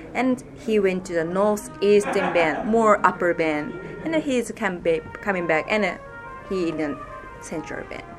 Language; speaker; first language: English; non-native, fluent; Japanese